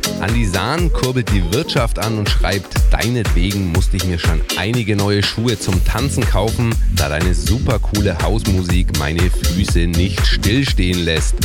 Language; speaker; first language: German; native; German